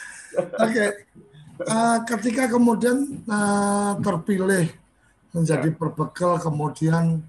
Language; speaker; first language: Malay; native; Malay